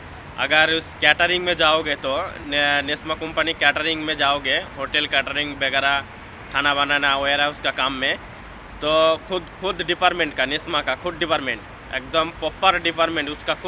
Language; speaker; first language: Hindi; non-native, local second language; Bangla